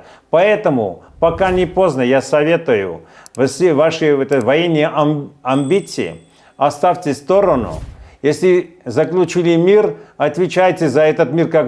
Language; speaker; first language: Russian; non-native, fluent; Armenian